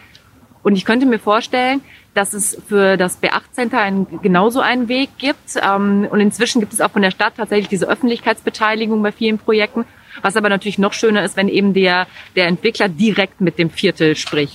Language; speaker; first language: German; native; German